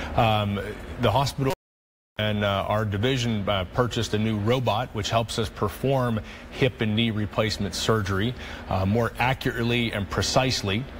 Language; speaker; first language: English; native; English